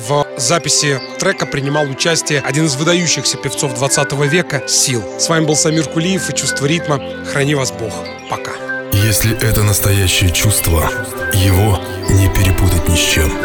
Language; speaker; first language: Russian; native; Russian